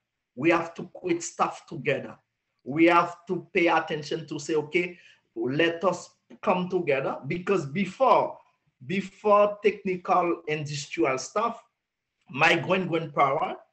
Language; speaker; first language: English; non-native, learner; Haitian Creole